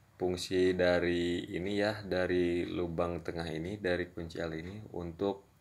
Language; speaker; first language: Indonesian; non-native, local second language; Sundanese